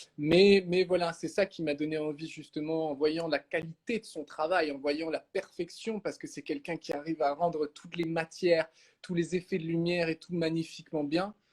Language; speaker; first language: French; native; French